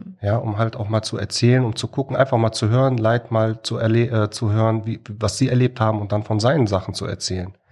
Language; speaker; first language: German; early bilingual, other home language; Arabic